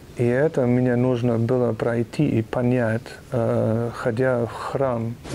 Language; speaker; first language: Russian; non-native, fluent; German